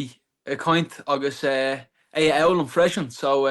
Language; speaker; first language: Irish; non-native, local second language; English